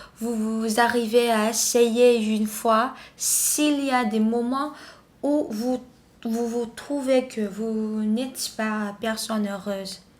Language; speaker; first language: French; non-native, learner; Vietnamese